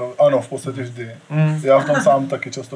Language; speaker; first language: Czech; native; Czech